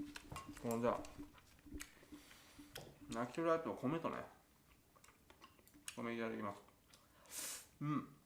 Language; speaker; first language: Japanese; native; Japanese